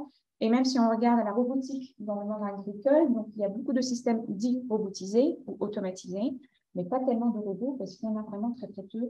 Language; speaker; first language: French; native; French